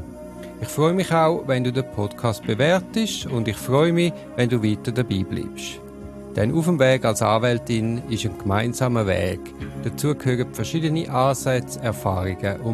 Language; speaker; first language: German; native; German